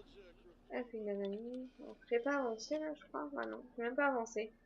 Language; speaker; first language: French; native; French